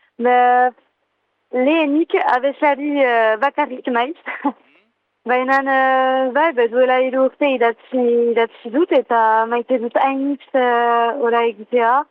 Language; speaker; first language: Basque; non-native, local second language; French